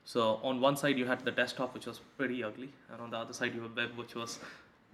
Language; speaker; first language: English; non-native, local second language; Hindi